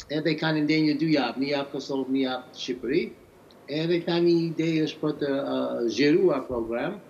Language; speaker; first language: Albanian; early bilingual, heritage; English